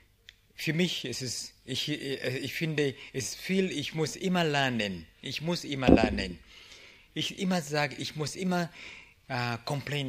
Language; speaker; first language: German; non-native, learner; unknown